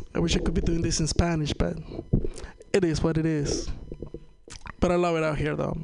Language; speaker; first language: English; non-native, fluent; Spanish